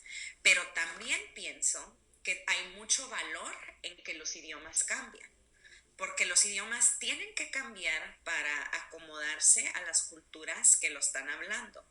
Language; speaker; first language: Spanish; early bilingual, other home language; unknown